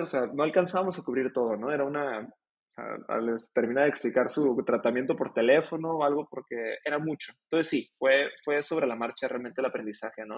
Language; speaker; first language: Spanish; native; Spanish